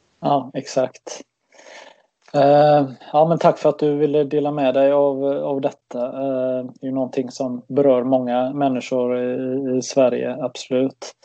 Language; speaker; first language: Swedish; native; Swedish